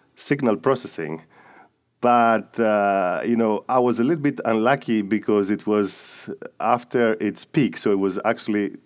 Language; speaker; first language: English; non-native, fluent; Greek